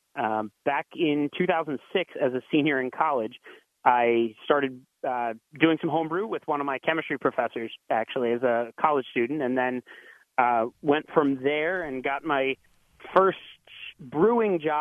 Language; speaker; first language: English; native; English